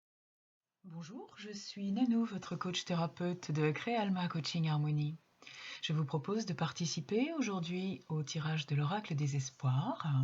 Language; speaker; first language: French; native; French